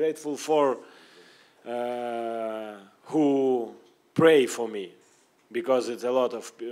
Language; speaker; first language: English; non-native, learner; Russian